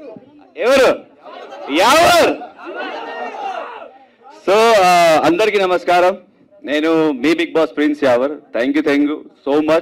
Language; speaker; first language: Telugu; non-native, local second language; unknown